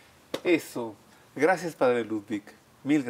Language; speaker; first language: Spanish; native; Spanish